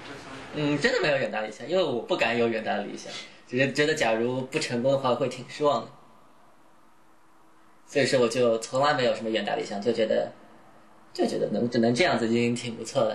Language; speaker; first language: Chinese; native; Chinese